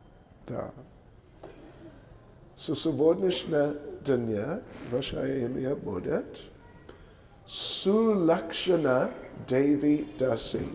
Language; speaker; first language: Russian; non-native, learner; English